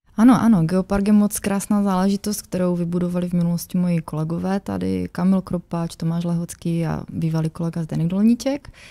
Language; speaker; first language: Czech; native; Czech